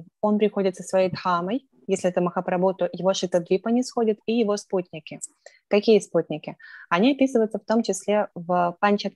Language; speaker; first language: Russian; native; Russian